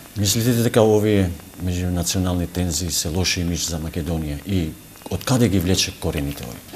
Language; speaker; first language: Macedonian; non-native, local second language; Albanian